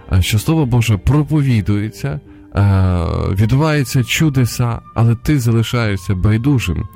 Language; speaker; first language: Ukrainian; non-native, local second language; Russian